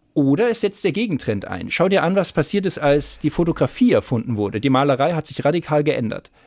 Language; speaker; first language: German; native; German